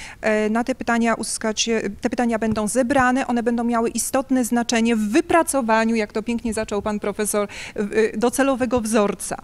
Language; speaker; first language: Polish; native; Polish